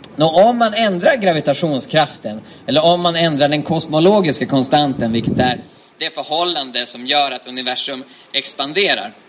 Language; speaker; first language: Swedish; native; Swedish